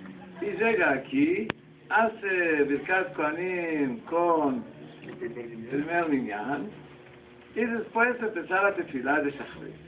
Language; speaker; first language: Spanish; non-native, learner; Hebrew